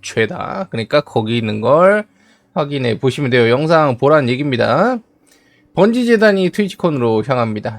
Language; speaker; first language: Korean; native; Korean